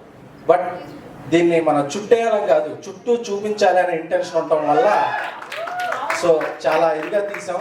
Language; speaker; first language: Telugu; native; Telugu